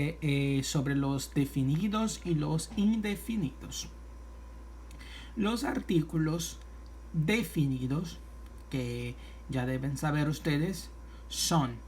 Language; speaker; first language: Spanish; non-native, fluent; Portuguese